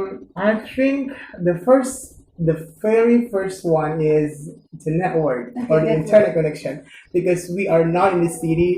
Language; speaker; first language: English; non-native, learner; Indonesian